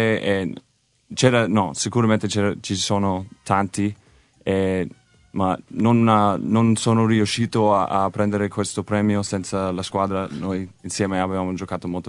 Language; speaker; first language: Italian; non-native, learner; English